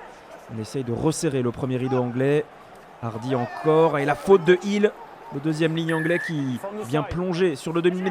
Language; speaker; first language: French; native; French